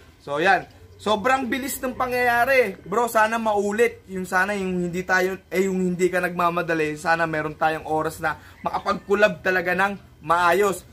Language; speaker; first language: Filipino; native; Filipino